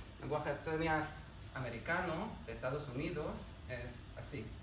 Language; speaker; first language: Spanish; non-native, learner; Hebrew